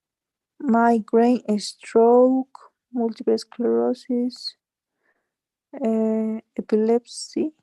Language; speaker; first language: English; non-native, learner; Spanish